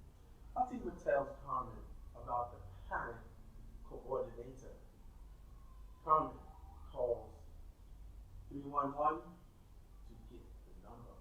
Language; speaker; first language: English; non-native, fluent; Thai